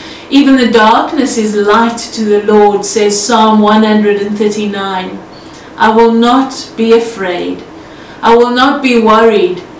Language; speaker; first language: English; non-native, local second language; Afrikaans